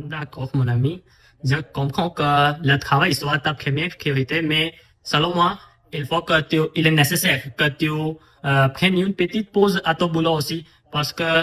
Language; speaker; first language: French; non-native, fluent; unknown